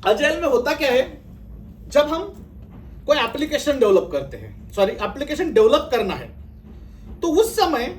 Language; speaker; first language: Hindi; non-native, local second language; Marathi